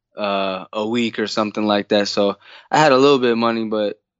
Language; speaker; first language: English; native; English